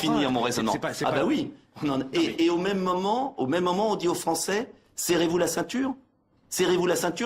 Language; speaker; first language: French; native; French